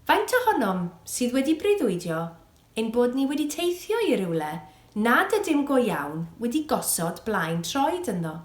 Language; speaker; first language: Welsh; native; Welsh